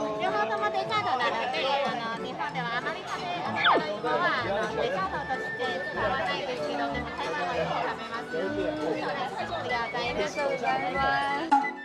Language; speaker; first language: Japanese; non-native, fluent; Chinese